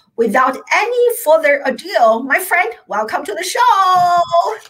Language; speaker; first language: English; non-native, fluent; Chinese